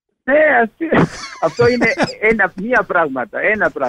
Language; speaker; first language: Greek; non-native, learner; Spanish